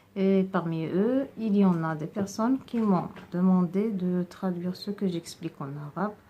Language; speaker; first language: French; non-native, local second language; Arabic